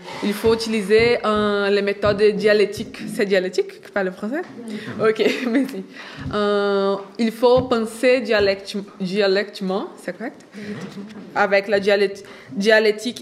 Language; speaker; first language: French; non-native, fluent; Portuguese